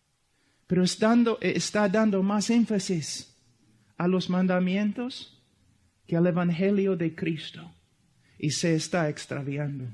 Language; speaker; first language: Spanish; non-native, fluent; English